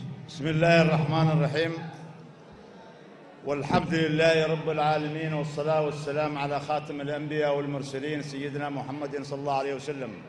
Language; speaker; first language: Arabic; native; Arabic